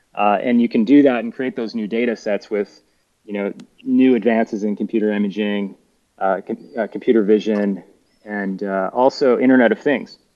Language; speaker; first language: English; native; English